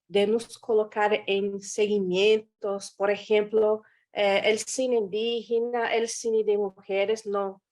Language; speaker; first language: Spanish; non-native, fluent; Guarani